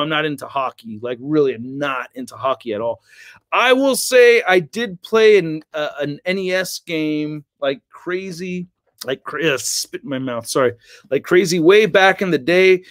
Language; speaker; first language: English; native; English